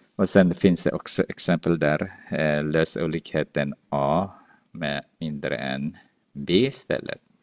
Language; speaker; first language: Swedish; non-native, fluent; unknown